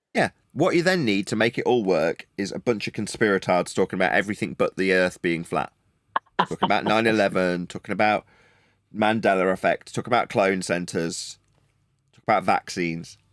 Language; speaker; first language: English; native; English